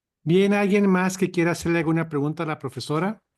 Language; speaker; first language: Spanish; native; Spanish